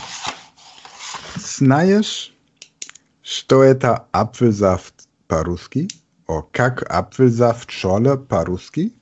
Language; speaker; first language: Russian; non-native, learner; German